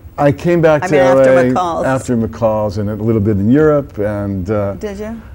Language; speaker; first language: English; native; English